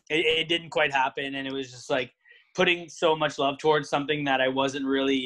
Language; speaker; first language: English; native; English